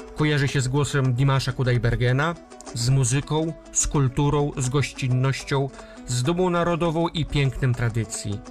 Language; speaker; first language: Polish; native; Polish